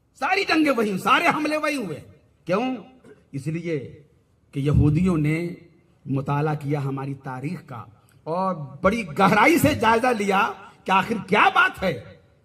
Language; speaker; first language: Urdu; native; Urdu